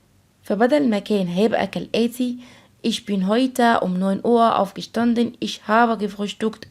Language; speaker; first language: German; non-native, fluent; Arabic